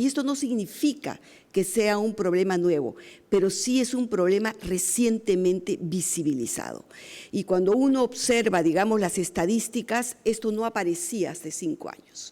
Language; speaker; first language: Spanish; native; Spanish